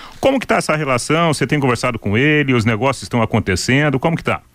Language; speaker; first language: Portuguese; native; Portuguese